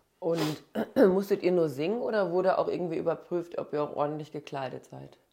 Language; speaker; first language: German; early bilingual, other home language; English